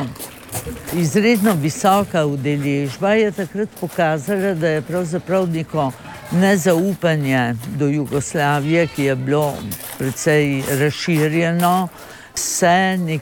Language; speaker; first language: Slovenian; native; Slovenian